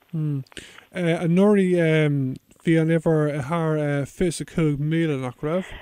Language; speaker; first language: Irish; non-native, local second language; English